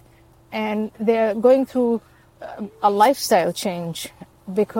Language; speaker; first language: English; non-native, fluent; Somali